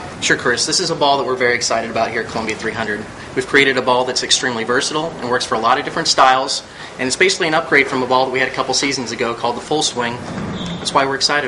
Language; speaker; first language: English; native; English